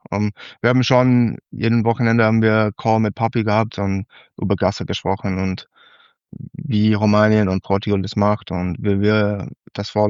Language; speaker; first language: German; non-native, learner; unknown